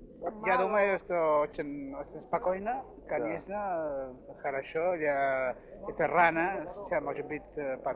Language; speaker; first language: Russian; non-native, local second language; Georgian